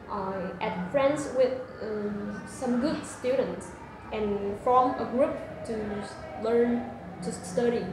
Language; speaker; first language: English; non-native, learner; Vietnamese